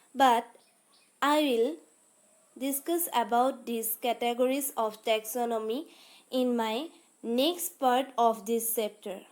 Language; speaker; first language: English; non-native, local second language; Assamese